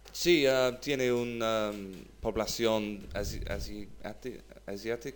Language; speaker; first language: Spanish; non-native, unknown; English